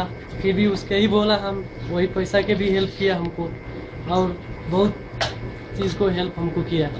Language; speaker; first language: Hindi; non-native, learner; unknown